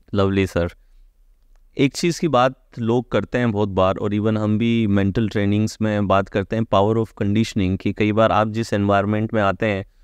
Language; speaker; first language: Hindi; native; Hindi